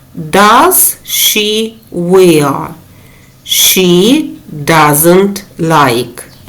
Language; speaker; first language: English; non-native, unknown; Ukrainian